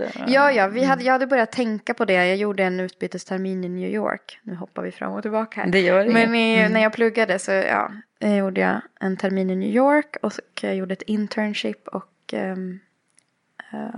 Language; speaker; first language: Swedish; native; Swedish